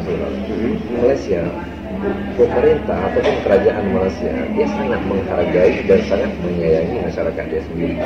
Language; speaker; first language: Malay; non-native, local second language; Achinese